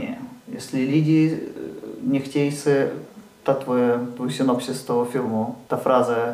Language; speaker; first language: Czech; non-native, learner; Russian